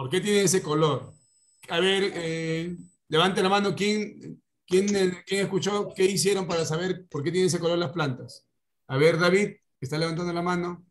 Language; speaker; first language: Spanish; native; Spanish